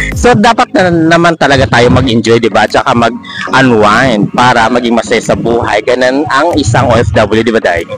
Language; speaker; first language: Filipino; non-native, local second language; Hiligaynon